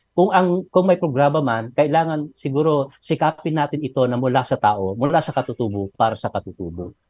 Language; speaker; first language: Filipino; non-native, local second language; Iloko